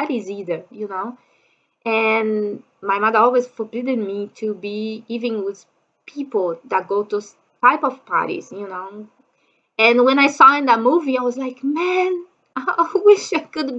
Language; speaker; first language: English; non-native, fluent; Portuguese